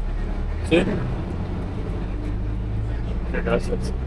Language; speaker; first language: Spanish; non-native, learner; Bulgarian